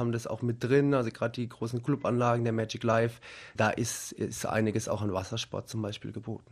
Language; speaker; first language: German; native; German